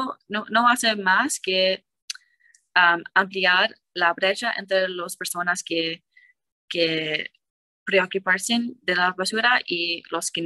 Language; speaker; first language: Spanish; non-native, learner; English